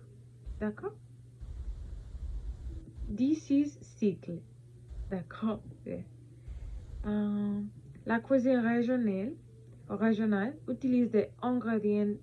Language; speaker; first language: French; non-native, learner; Spanish